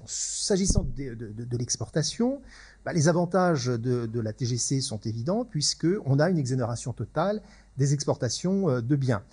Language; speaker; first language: French; native; French